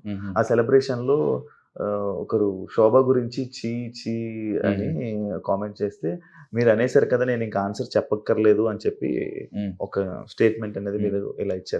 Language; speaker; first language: Telugu; native; Telugu